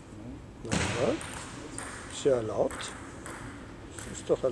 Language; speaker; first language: German; native; German